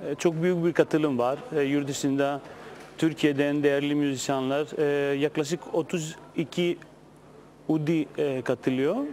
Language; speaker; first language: Turkish; non-native, fluent; Greek